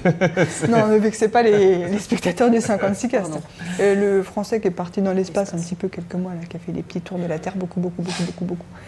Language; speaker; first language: French; native; French